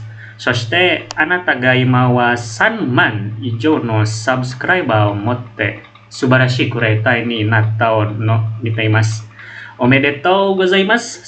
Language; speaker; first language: Japanese; non-native, learner; Indonesian